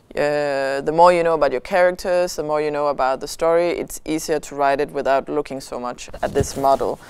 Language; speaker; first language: English; non-native, fluent; Danish